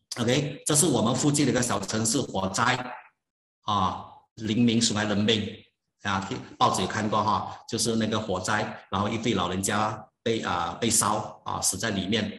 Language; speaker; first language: Chinese; native; Chinese